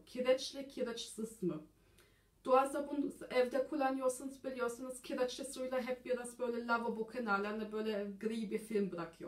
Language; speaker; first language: Turkish; early bilingual, heritage; German